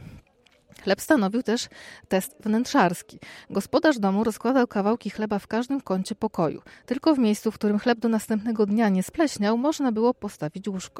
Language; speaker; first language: Polish; native; Polish